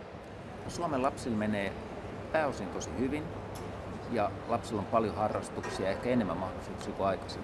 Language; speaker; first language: Finnish; native; Finnish